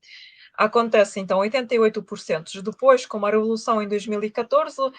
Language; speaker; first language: Portuguese; non-native, fluent; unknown